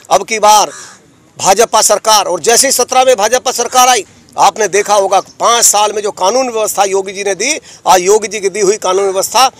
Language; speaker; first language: Hindi; native; Hindi